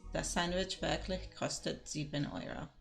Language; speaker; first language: German; non-native, learner; Spanish